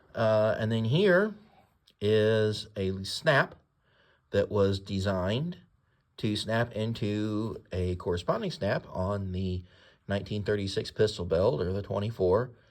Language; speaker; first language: English; native; English